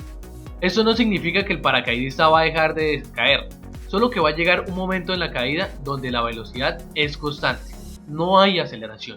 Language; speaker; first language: Spanish; native; Spanish